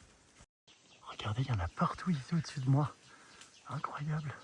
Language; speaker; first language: French; native; French